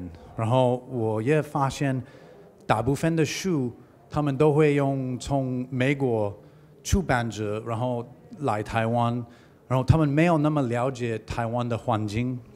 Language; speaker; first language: Chinese; non-native, learner; English